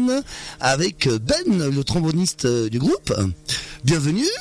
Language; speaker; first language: French; native; French